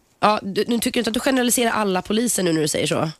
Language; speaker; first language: Swedish; native; Swedish